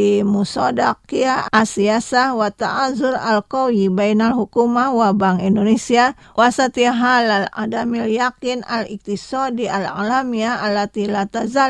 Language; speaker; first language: Arabic; non-native, fluent; Indonesian